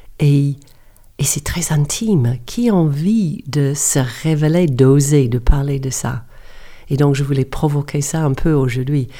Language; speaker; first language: French; non-native, fluent; English